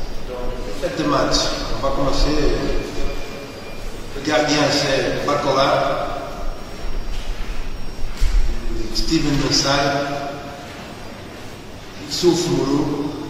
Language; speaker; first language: French; non-native, learner; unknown